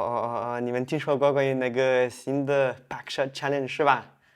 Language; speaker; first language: Chinese; non-native, fluent; French